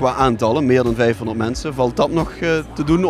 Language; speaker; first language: Dutch; native; Dutch